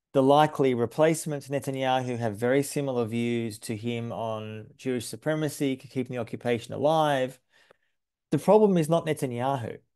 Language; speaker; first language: English; native; English